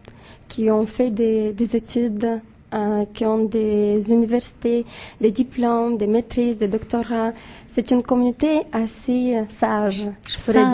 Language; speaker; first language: French; non-native, fluent; Romanian